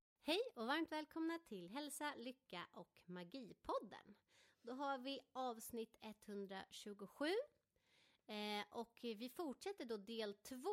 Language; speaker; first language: Swedish; native; Swedish